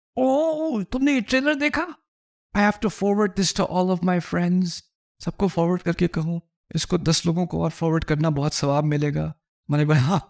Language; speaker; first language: Urdu; early bilingual, heritage; Urdu